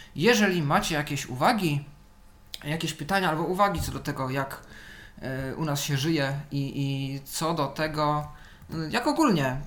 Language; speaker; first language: Polish; native; Polish